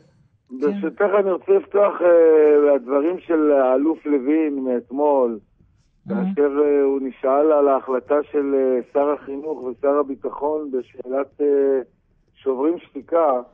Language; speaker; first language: Hebrew; native; Hebrew